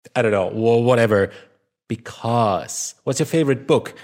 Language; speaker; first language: English; non-native, fluent; German